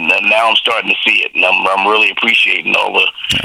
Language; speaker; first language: English; native; English